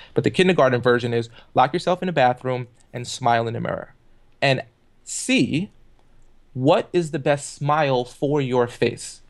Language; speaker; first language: English; native; English